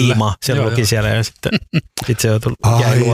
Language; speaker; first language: Finnish; early bilingual, other home language; Somali